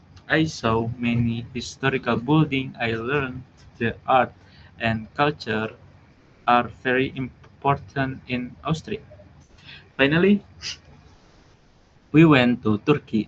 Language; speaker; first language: English; non-native, learner; Indonesian